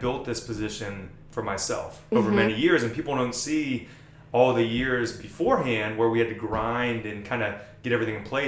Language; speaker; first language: English; native; English